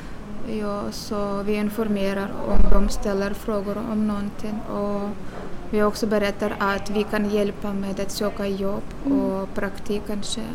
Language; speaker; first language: Swedish; non-native, learner; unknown